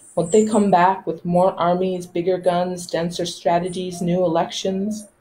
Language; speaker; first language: English; non-native, local second language; Spanish